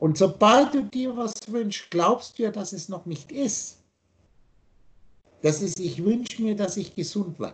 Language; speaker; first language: German; native; German